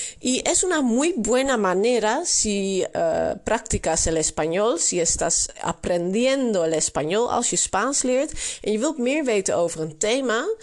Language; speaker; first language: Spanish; non-native, learner; Dutch